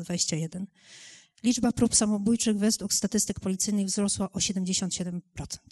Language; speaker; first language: Polish; native; Polish